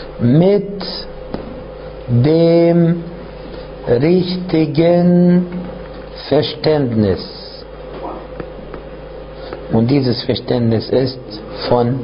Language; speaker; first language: German; non-native, fluent; Arabic